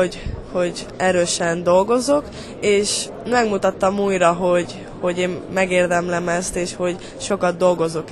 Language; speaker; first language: Hungarian; early bilingual, heritage; Hungarian